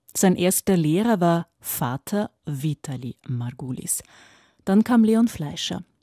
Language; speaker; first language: German; native; German